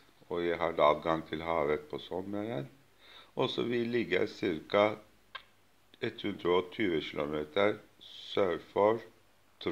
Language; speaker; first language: Swedish; non-native, fluent; Turkish